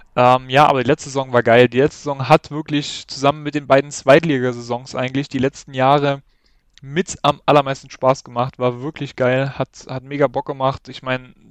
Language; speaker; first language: German; native; German